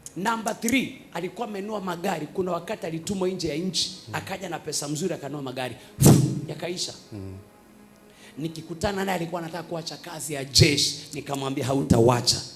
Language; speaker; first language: Swahili; native; Swahili